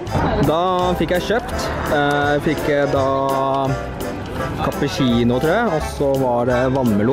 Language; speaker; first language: Norwegian; native; Norwegian